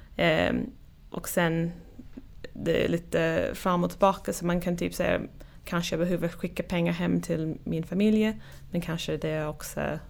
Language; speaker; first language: Swedish; non-native, fluent; English